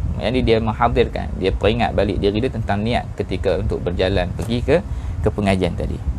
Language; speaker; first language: Malay; native; Malay